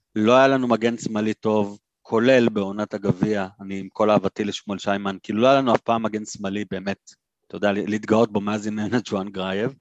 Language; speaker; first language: Hebrew; native; Hebrew